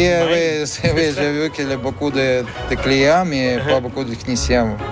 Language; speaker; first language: French; non-native, fluent; Russian